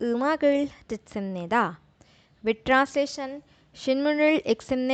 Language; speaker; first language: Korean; non-native, learner; Urdu